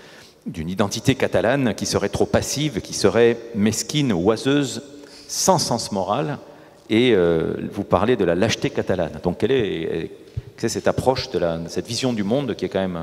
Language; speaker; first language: French; native; French